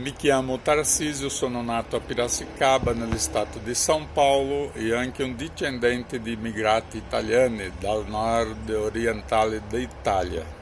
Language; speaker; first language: Italian; non-native, learner; Portuguese